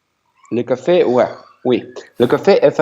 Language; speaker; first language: French; non-native, learner; Ukrainian